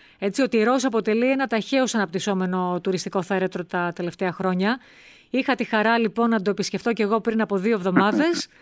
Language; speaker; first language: Greek; native; Greek